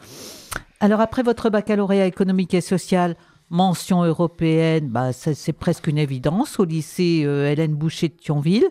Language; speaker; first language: French; native; French